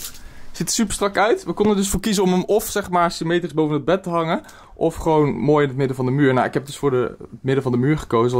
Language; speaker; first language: Dutch; native; Dutch